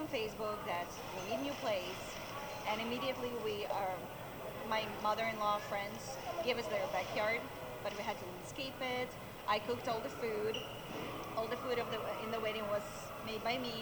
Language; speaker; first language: English; non-native, fluent; Ukrainian